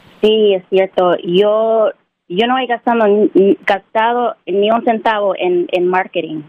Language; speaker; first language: Spanish; early bilingual, heritage; Spanish